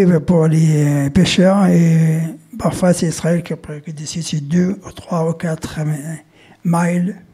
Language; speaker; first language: French; non-native, fluent; Arabic